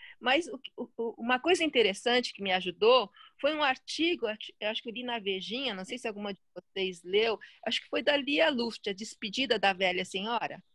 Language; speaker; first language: Portuguese; early bilingual, other home language; Chinese